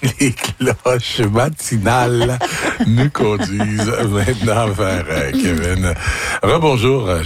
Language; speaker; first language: French; native; French